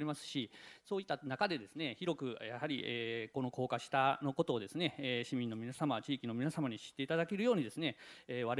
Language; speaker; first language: Japanese; native; Japanese